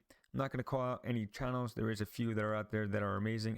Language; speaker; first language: English; native; English